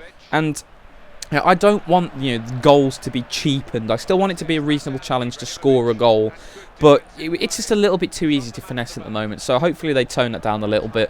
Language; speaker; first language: English; native; English